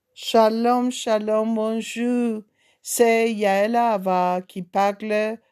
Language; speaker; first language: French; non-native, learner; Spanish